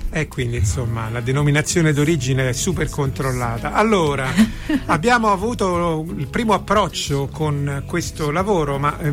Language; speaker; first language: Italian; native; Italian